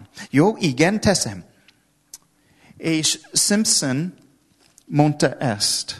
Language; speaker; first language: Hungarian; non-native, learner; English